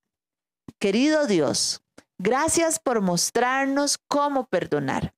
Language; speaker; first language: Spanish; native; Spanish